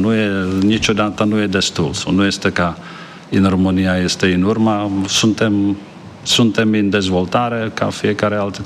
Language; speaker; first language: Romanian; non-native, fluent; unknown